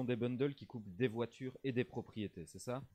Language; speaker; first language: French; native; French